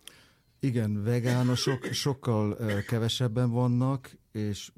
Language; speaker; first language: Hungarian; non-native, fluent; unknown